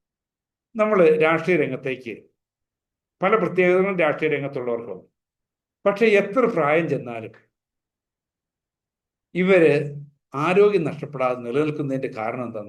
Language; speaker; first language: Malayalam; native; Malayalam